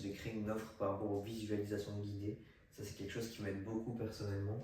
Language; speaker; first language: French; native; French